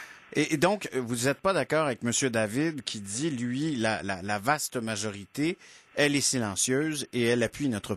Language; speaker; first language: French; native; French